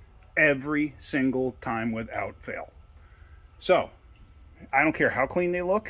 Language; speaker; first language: English; native; English